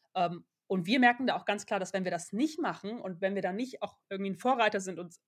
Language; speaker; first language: German; native; German